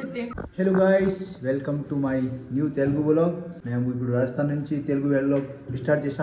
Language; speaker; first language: Telugu; non-native, learner; Hindi